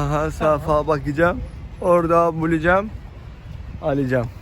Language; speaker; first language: Turkish; non-native, learner; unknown